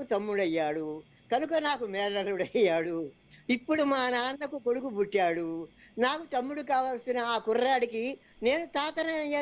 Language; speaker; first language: Telugu; native; Telugu